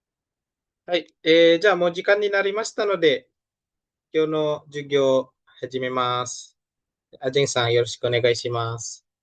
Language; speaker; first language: Japanese; non-native, fluent; Indonesian